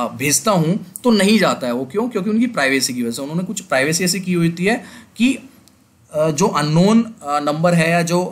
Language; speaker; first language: Hindi; native; Hindi